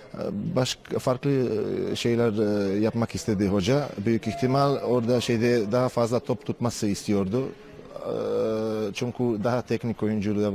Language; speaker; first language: Turkish; non-native, fluent; Croatian